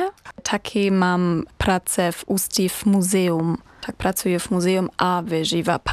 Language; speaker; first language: Czech; non-native, learner; German